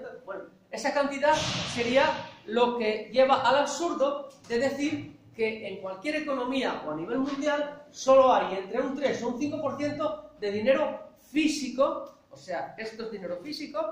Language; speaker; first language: Spanish; native; Spanish